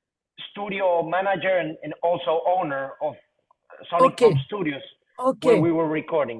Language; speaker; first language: English; non-native, fluent; Spanish